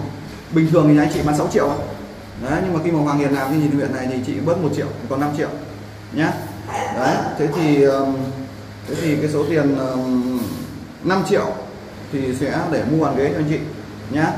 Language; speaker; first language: Vietnamese; native; Vietnamese